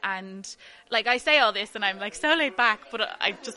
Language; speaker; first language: English; native; English